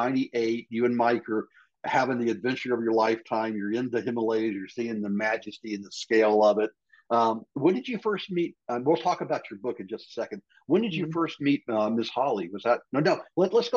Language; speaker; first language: English; native; English